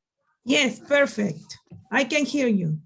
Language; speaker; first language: English; non-native, learner; Spanish